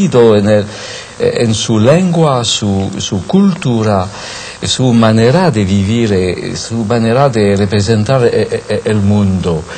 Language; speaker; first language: Spanish; non-native, fluent; French